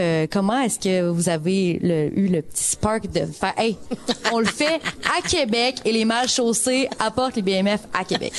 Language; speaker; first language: French; native; French